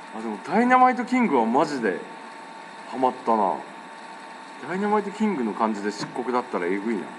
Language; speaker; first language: Japanese; native; Japanese